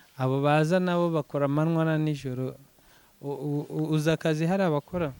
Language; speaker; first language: Kinyarwanda; early bilingual, heritage; Kinyarwanda